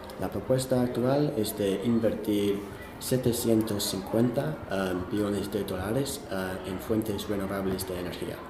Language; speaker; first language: Spanish; non-native, fluent; English